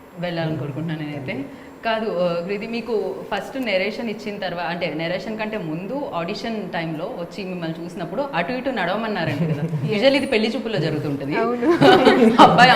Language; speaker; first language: Telugu; native; Telugu